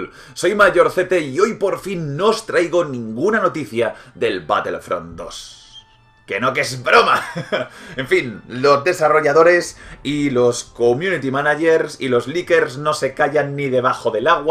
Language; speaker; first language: Spanish; native; Spanish